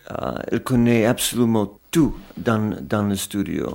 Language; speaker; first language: French; non-native, fluent; English